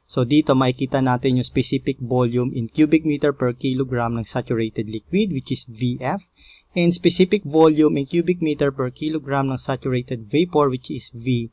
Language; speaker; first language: English; non-native, local second language; Filipino